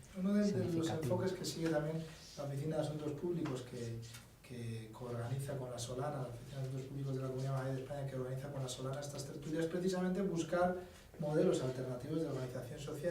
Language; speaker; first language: Spanish; native; Spanish